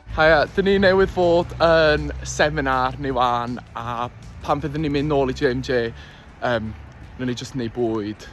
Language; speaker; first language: Welsh; native; Welsh